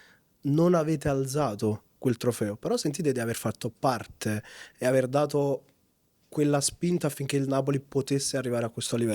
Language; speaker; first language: Italian; native; Italian